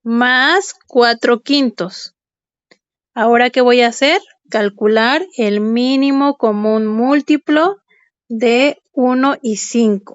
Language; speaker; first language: Spanish; native; Spanish